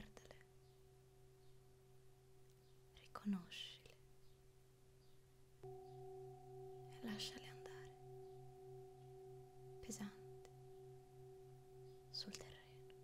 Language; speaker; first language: Italian; native; Italian